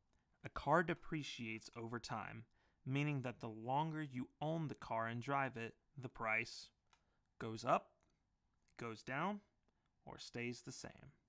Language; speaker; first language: English; native; English